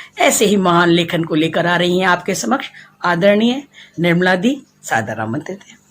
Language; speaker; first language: Hindi; native; Hindi